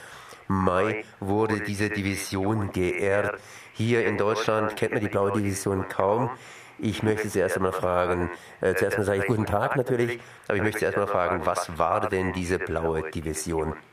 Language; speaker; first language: German; native; German